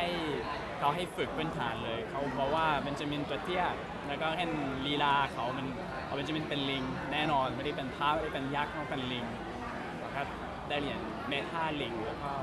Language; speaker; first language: Thai; non-native, learner; English